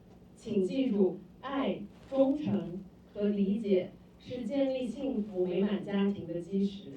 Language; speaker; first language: Chinese; native; Chinese